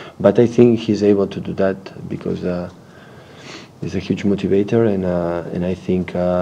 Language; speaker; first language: English; non-native, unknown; Catalan